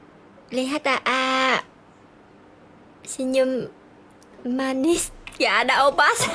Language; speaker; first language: Indonesian; non-native, learner; Vietnamese